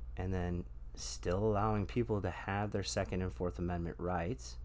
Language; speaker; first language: English; native; English